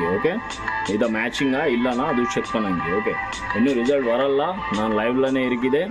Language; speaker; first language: Tamil; non-native, local second language; Kannada